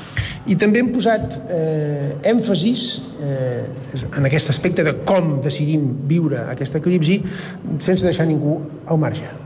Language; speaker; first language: Catalan; native; Catalan